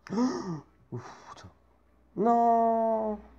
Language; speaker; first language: French; native; French